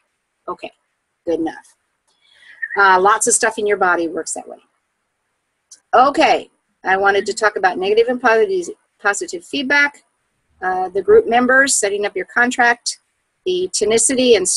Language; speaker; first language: English; native; English